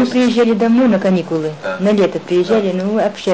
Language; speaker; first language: Russian; non-native, local second language; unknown